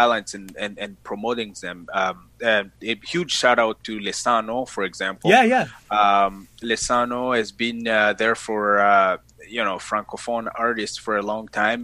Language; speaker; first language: English; non-native, fluent; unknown